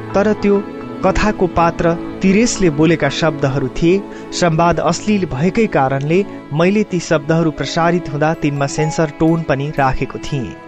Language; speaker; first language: Nepali; native; Nepali